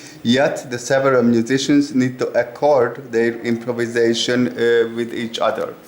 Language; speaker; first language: English; non-native, fluent; Hungarian